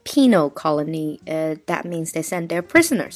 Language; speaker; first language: English; non-native, fluent; Chinese